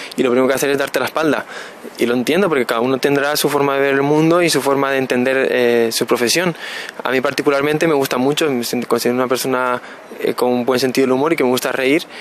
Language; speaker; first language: Spanish; native; Spanish